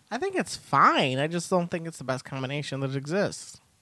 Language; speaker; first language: English; early bilingual, other home language; Spanish